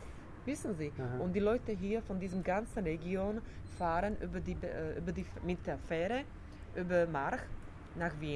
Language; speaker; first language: German; non-native, fluent; Slovak